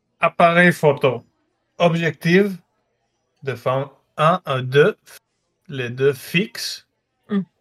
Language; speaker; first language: French; non-native, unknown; Spanish